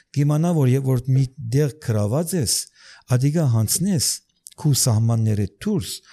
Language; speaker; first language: Armenian; early bilingual, heritage; Armenian